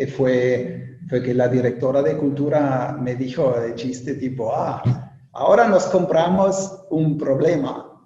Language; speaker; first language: Spanish; non-native, fluent; German